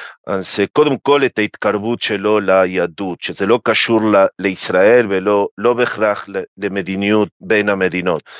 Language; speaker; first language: Hebrew; non-native, fluent; Spanish